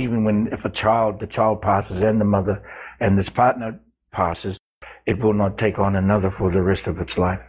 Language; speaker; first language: English; native; English